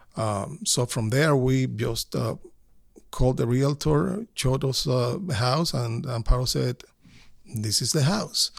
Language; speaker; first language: English; non-native, fluent; Spanish